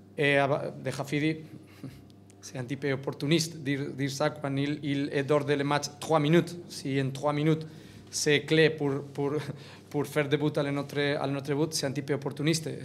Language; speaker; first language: French; non-native, learner; Catalan